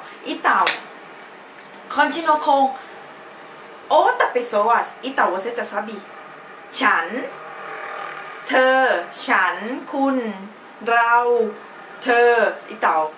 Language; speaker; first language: Portuguese; non-native, fluent; Thai